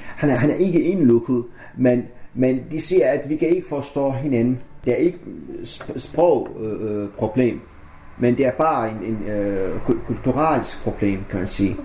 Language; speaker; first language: Danish; non-native, learner; Arabic